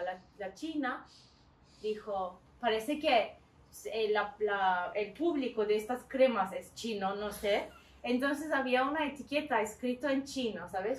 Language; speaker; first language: Spanish; non-native, learner; Turkish